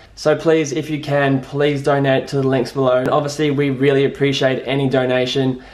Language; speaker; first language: English; native; English